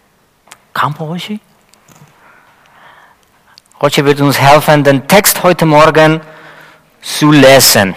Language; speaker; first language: German; non-native, learner; Spanish